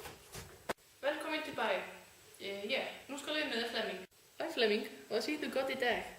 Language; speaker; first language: Danish; non-native, learner; Icelandic